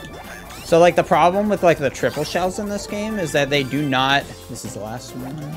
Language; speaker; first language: English; native; English